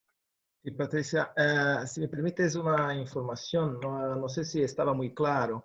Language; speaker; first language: Spanish; non-native, fluent; Portuguese